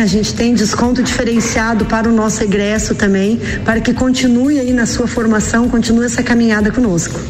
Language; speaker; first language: Portuguese; native; Portuguese